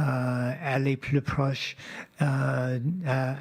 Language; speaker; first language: French; non-native, fluent; English